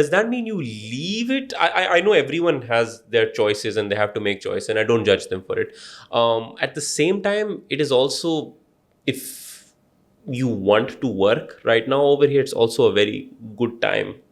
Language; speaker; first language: English; non-native, local second language; Urdu